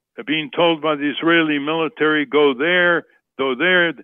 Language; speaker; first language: English; native; English